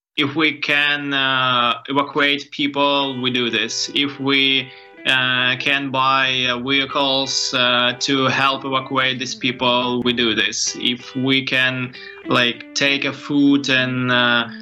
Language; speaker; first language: English; non-native, learner; Ukrainian